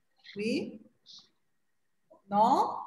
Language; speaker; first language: French; non-native, learner; Arabic